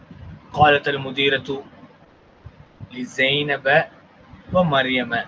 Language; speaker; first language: Arabic; non-native, fluent; Tamil